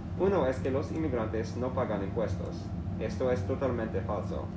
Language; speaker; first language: Spanish; non-native, learner; English